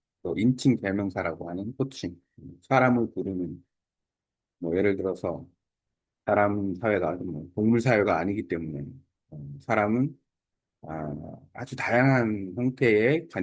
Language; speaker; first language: Korean; native; Korean